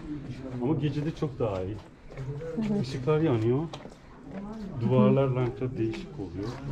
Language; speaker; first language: Turkish; non-native, learner; Persian